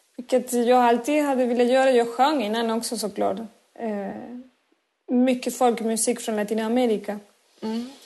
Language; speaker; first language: Swedish; non-native, fluent; Spanish